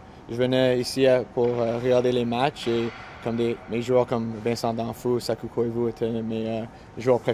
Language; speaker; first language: French; non-native, local second language; English